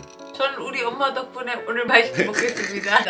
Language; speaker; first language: Korean; non-native, learner; German